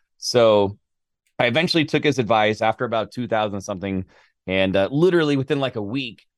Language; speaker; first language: English; native; English